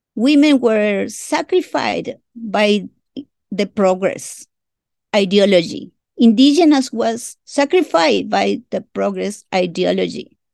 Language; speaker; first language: English; non-native, learner; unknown